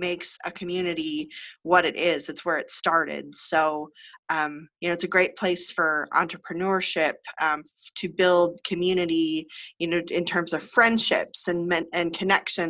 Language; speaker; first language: English; native; English